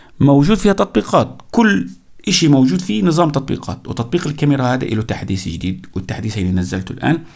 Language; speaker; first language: Arabic; native; Arabic